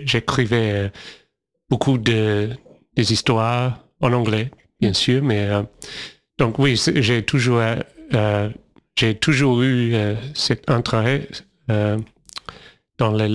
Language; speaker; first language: French; non-native, fluent; English